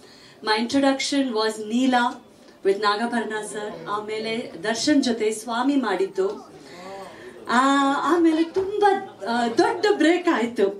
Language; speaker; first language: Kannada; non-native, local second language; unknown